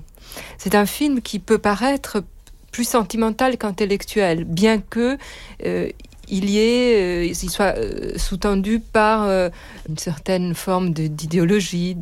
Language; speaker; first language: French; native; French